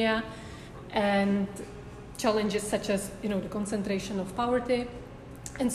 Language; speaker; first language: English; non-native, fluent; Czech